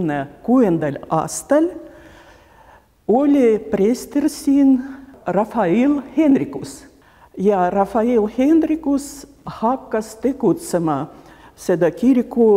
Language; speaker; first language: Estonian; non-native, local second language; Russian